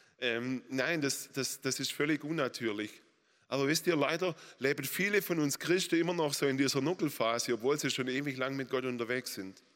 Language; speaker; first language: German; native; German